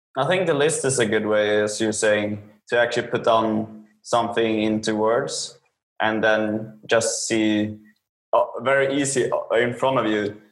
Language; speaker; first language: English; non-native, fluent; Swedish